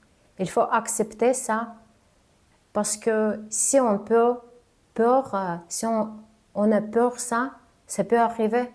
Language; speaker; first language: French; non-native, fluent; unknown